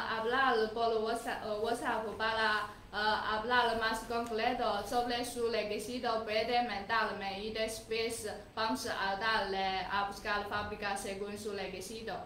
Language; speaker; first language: Spanish; non-native, learner; Chinese